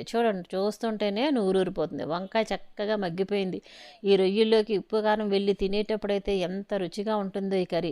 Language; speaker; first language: Telugu; native; Telugu